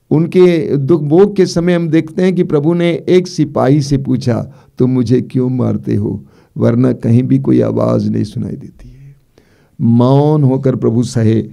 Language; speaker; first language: Hindi; native; Hindi